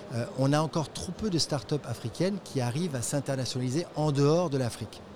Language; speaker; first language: French; native; French